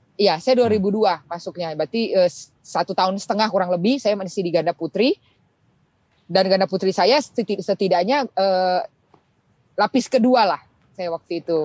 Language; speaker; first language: Indonesian; native; Indonesian